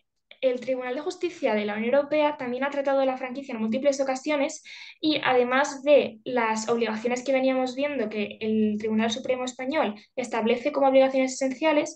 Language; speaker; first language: Spanish; native; Spanish